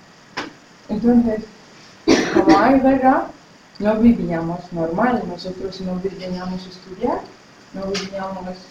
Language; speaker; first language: Spanish; non-native, fluent; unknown